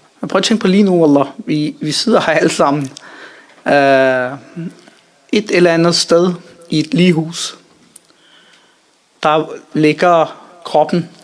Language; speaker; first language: Danish; early bilingual, other home language; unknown